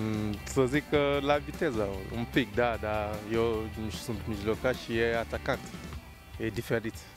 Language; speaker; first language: Romanian; non-native, learner; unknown